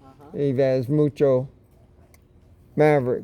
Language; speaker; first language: Spanish; non-native, learner; English